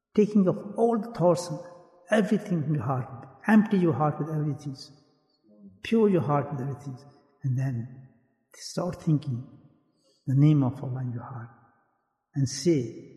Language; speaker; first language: English; non-native, local second language; Urdu